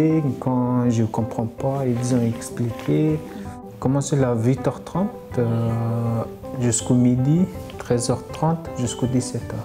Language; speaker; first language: French; non-native, learner; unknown